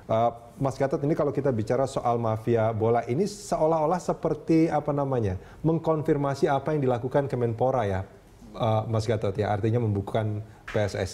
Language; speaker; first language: Indonesian; native; Indonesian